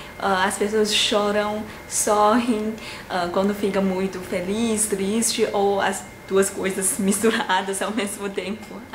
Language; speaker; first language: Portuguese; non-native, fluent; Chinese